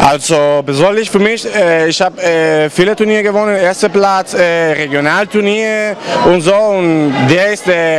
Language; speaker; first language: German; non-native, learner; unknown